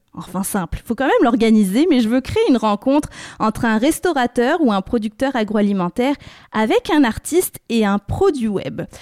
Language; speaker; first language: French; native; French